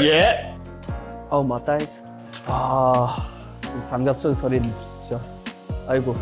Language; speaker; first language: Korean; non-native, fluent; English